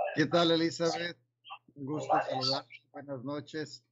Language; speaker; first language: Spanish; native; Spanish